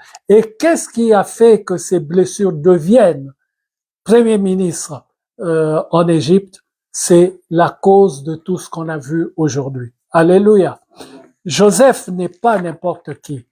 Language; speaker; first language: French; non-native, local second language; Lingala